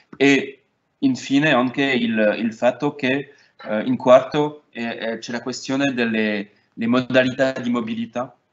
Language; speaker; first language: Italian; non-native, fluent; French